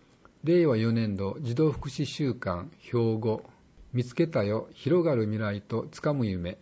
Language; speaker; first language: Japanese; native; Japanese